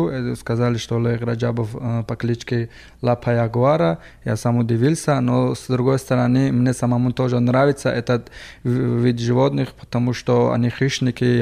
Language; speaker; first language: Russian; non-native, local second language; Tajik